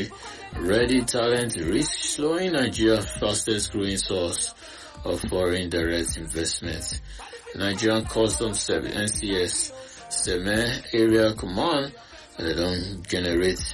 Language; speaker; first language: Nigerian Pidgin; non-native, local second language; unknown